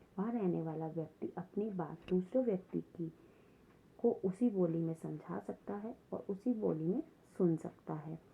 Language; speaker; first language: Hindi; native; Hindi